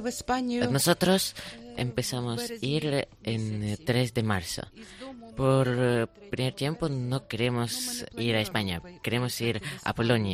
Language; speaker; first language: Spanish; non-native, learner; Ukrainian